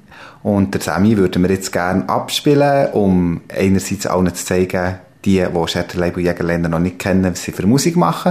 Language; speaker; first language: German; native; German